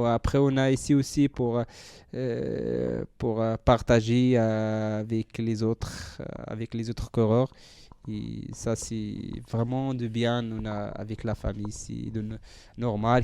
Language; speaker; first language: French; non-native, learner; Central Atlas Tamazight